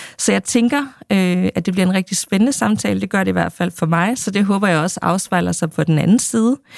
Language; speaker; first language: Danish; native; Danish